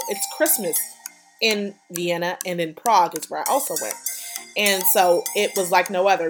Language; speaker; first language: English; native; English